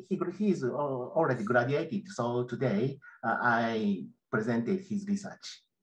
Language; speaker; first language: English; non-native, learner; Japanese